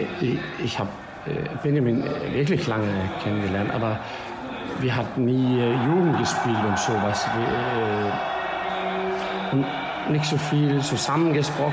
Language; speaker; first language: German; non-native, learner; Danish